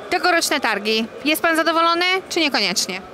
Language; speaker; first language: Polish; native; Polish